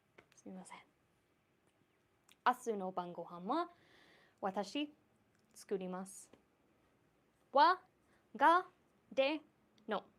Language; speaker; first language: Japanese; non-native, fluent; English